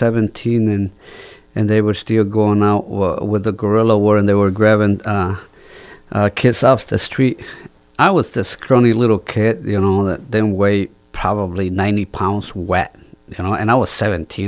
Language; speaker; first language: English; non-native, fluent; Spanish